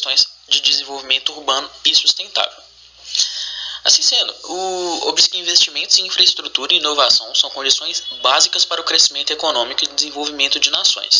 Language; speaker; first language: Portuguese; native; Portuguese